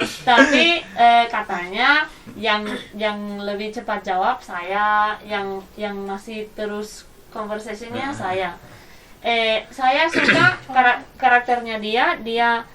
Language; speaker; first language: Indonesian; non-native, fluent; Spanish